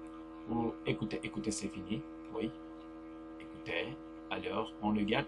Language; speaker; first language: French; non-native, fluent; Turkish